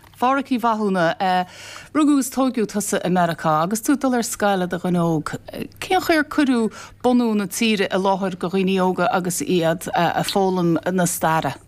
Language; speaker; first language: Irish; native; Irish